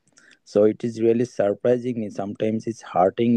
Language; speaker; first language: English; non-native, learner; Bangla